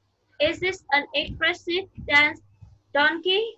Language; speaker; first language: English; non-native, fluent; Vietnamese